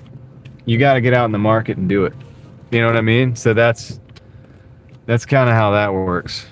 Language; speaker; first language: English; native; English